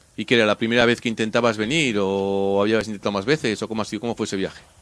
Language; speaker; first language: Spanish; native; Spanish